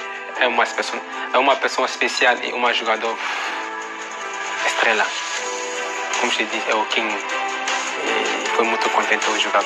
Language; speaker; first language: Portuguese; non-native, fluent; French